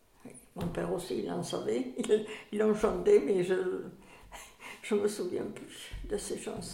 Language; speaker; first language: French; native; French